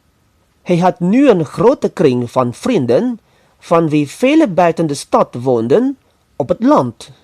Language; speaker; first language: Dutch; non-native, fluent; Indonesian